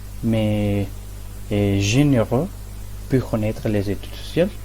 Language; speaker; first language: French; non-native, learner; Spanish